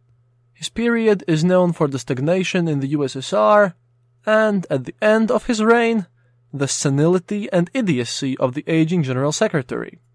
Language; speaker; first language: English; non-native, fluent; Latvian